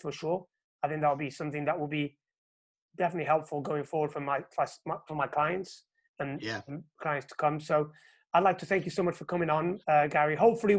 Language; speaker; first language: English; non-native, fluent; Portuguese